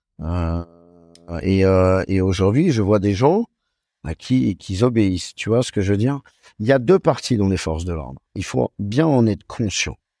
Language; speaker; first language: French; native; French